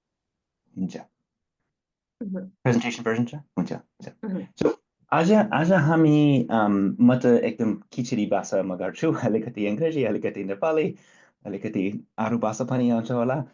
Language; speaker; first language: Nepali; non-native, fluent; English